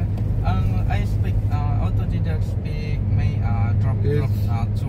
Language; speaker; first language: English; non-native, learner; Indonesian